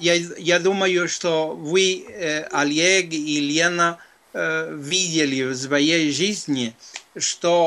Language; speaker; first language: Russian; non-native, fluent; Spanish